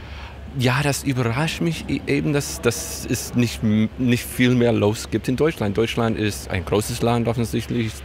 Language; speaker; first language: German; non-native, fluent; English